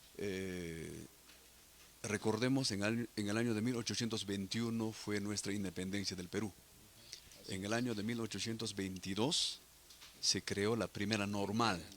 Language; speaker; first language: Spanish; non-native, local second language; Quechua